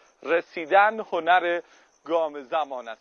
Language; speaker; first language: Persian; native; Persian